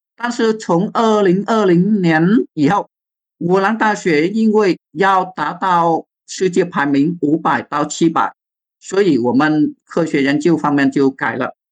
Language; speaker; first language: Chinese; non-native, fluent; Vietnamese